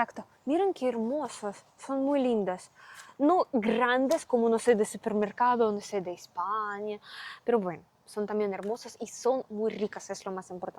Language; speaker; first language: Spanish; non-native, learner; Russian